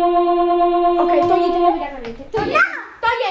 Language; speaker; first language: Italian; native; Italian